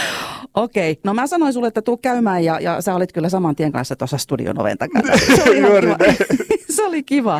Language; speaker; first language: Finnish; native; Finnish